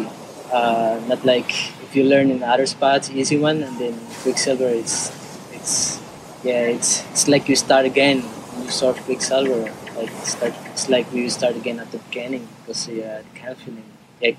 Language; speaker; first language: English; non-native, local second language; Surigaonon